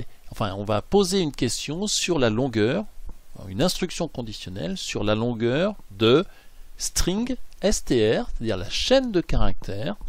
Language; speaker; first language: French; native; French